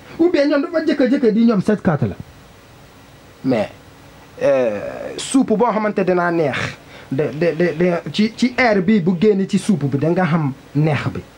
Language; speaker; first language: Wolof; non-native, learner; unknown